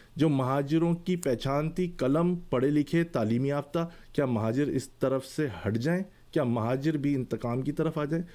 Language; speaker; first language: Urdu; native; Urdu